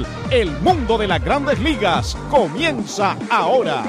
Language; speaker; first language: Spanish; native; Spanish